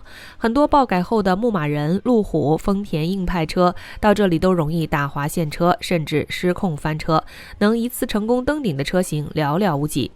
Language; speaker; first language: Chinese; native; Chinese